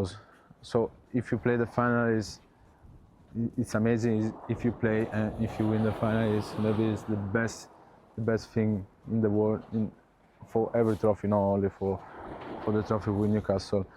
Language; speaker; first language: English; non-native, learner; Italian